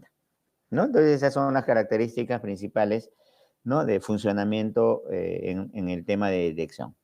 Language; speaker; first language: Spanish; native; Spanish